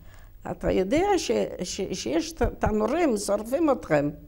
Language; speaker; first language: Hebrew; non-native, learner; Yiddish